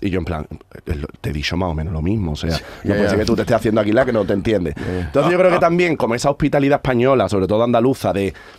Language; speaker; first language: Spanish; native; Spanish